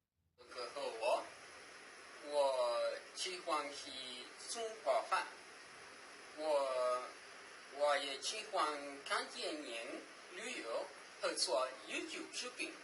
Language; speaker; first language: Chinese; non-native, learner; Arabic